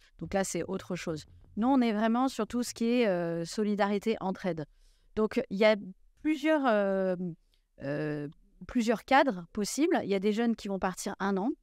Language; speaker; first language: French; native; French